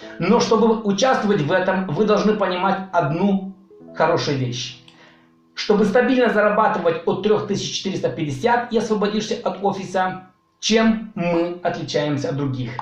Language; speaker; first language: Russian; non-native, local second language; Romanian